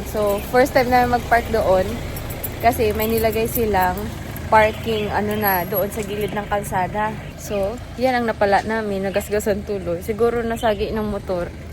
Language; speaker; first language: Filipino; non-native, local second language; Cebuano